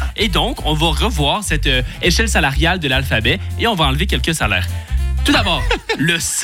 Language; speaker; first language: French; native; French